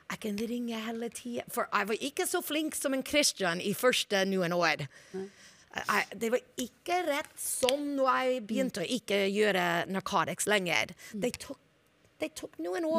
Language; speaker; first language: Norwegian; non-native, learner; English